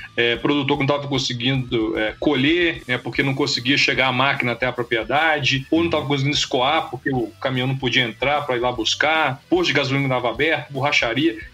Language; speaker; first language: Portuguese; native; Portuguese